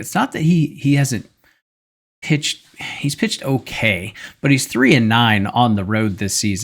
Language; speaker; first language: English; native; English